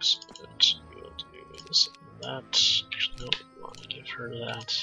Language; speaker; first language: English; native; English